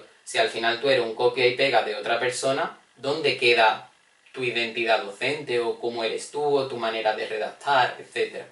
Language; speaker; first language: Spanish; native; Spanish